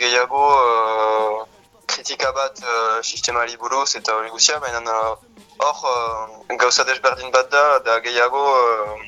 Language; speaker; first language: Basque; non-native, local second language; French